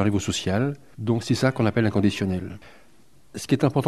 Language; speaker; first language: French; native; French